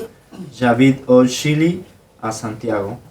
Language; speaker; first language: French; non-native, learner; Spanish